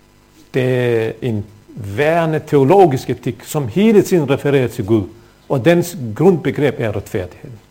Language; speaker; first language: Danish; non-native, fluent; Bosnian